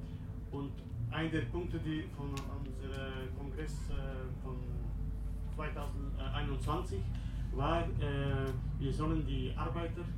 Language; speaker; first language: German; non-native, learner; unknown